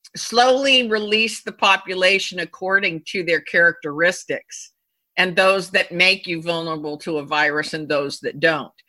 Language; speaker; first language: English; non-native, fluent; Japanese